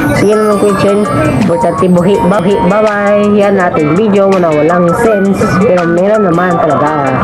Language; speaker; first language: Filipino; non-native, local second language; Cebuano